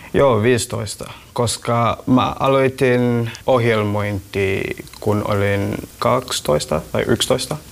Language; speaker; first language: Finnish; non-native, learner; Swahili